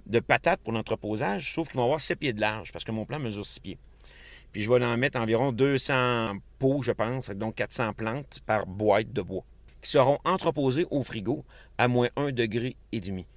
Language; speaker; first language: French; native; French